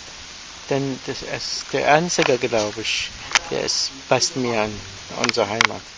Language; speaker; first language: German; non-native, learner; Arabic